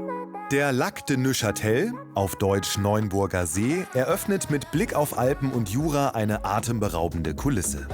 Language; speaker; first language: German; native; German